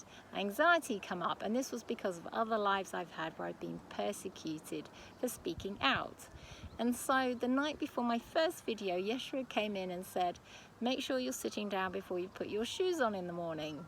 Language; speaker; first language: English; native; English